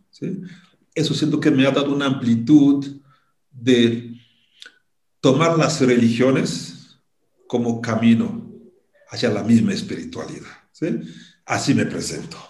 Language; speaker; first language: Spanish; non-native, fluent; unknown